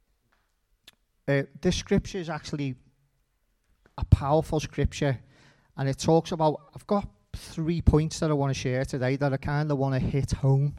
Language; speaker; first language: English; native; English